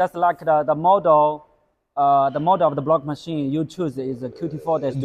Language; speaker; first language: English; non-native, learner; Chinese